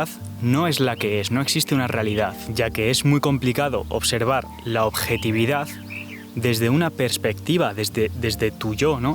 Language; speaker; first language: Spanish; native; Spanish